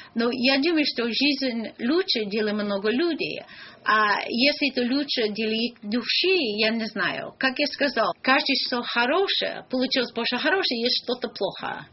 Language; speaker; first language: Russian; non-native, learner; English